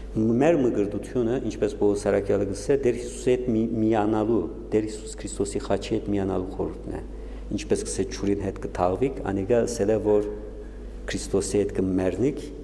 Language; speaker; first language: Armenian; native; Armenian